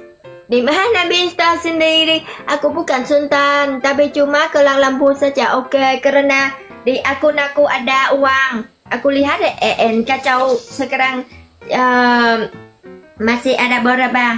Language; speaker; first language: Indonesian; non-native, learner; Vietnamese